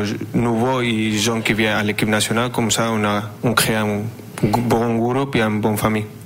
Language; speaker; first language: French; non-native, fluent; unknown